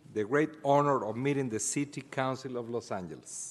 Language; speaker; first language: English; non-native, fluent; Spanish